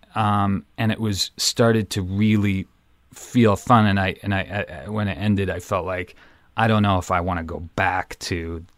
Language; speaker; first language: English; native; English